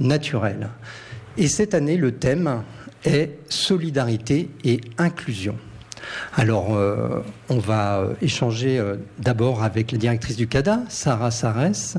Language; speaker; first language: French; native; French